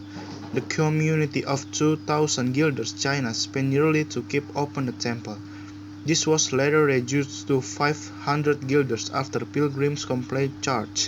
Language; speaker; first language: English; non-native, learner; Indonesian